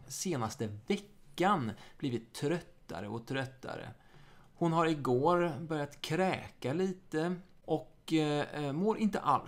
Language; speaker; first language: Swedish; native; Swedish